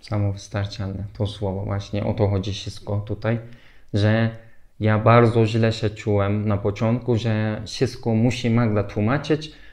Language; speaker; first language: Polish; non-native, learner; Turkish